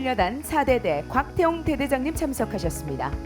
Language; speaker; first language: Korean; native; Korean